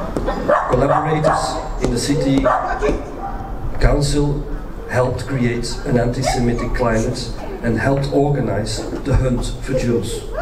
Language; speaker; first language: English; non-native, fluent; Dutch